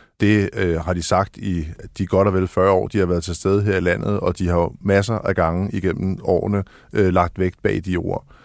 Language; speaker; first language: Danish; native; Danish